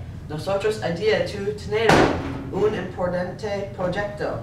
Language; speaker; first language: Spanish; non-native, learner; English